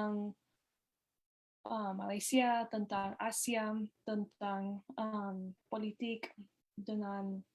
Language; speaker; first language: Indonesian; non-native, learner; English